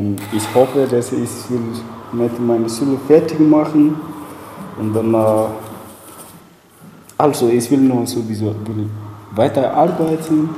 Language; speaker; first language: German; non-native, learner; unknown